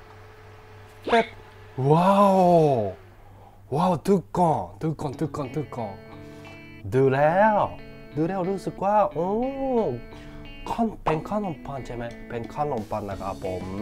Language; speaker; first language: Thai; non-native, learner; Japanese